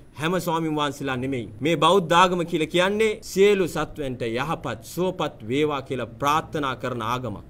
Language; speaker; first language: Sinhala; non-native, local second language; Tamil